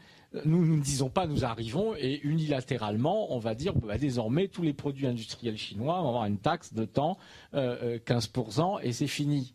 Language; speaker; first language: French; native; French